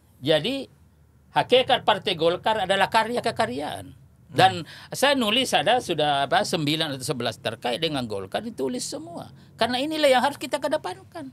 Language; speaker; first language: Indonesian; non-native, local second language; Buginese